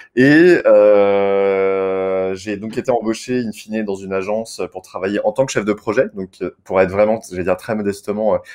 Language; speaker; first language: French; native; French